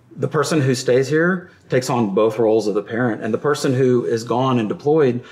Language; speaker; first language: English; native; English